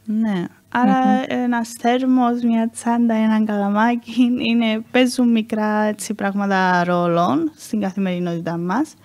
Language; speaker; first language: Greek; native; Greek